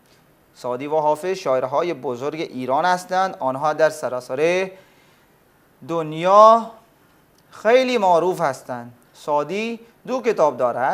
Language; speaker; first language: Persian; non-native, fluent; Urdu